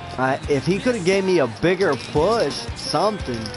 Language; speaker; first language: English; native; English